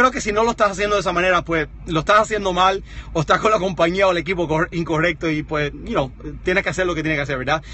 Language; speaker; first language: Spanish; early bilingual, heritage; Spanish